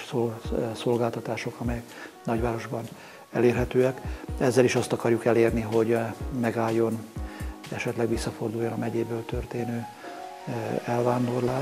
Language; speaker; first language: Hungarian; native; Hungarian